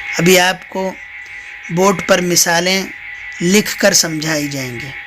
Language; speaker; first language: Urdu; native; Urdu